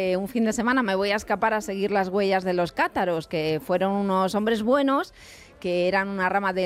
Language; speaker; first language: Spanish; native; Spanish